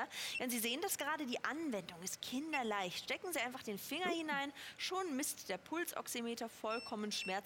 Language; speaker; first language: German; native; German